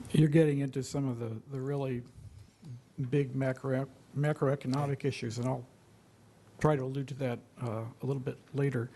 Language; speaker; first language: English; native; English